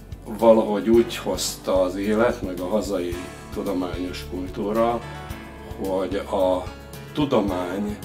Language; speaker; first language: Hungarian; native; Hungarian